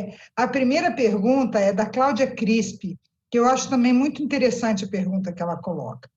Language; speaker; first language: Portuguese; native; Portuguese